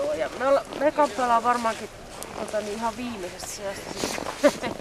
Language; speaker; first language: Finnish; native; Finnish